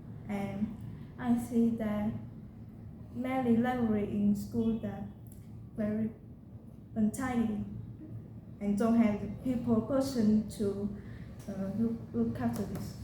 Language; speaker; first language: English; non-native, learner; Vietnamese